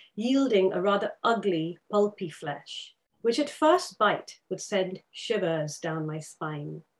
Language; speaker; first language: English; non-native, local second language; Urdu